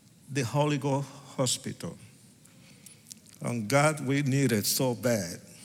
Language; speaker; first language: English; non-native, fluent; Spanish